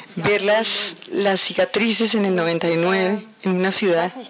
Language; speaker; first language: Spanish; non-native, fluent; Ukrainian